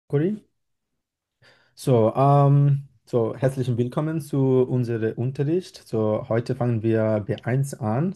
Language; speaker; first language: German; non-native, learner; Bangla